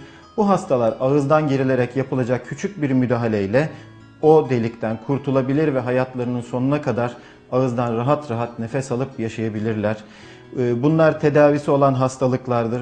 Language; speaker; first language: Turkish; native; Turkish